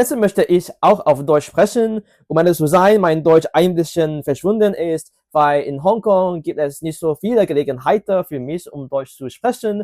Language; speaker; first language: German; non-native, learner; Cantonese